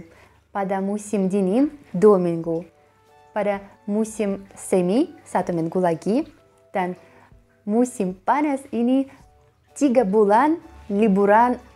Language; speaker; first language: Indonesian; non-native, learner; Russian